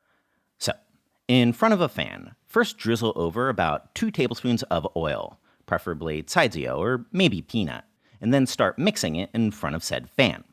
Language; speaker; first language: English; native; English